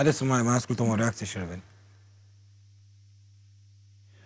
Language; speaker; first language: Romanian; native; Romanian